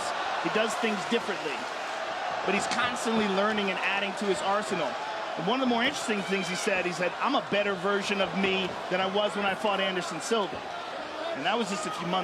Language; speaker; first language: English; native; English